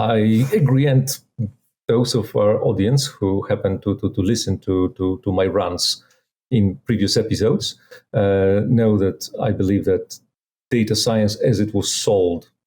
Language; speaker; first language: English; non-native, fluent; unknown